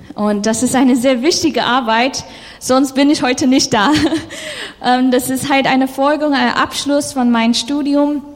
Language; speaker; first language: German; non-native, fluent; English